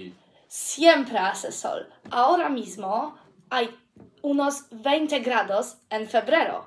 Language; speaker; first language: Spanish; non-native, learner; English